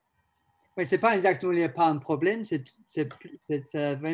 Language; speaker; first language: French; non-native, learner; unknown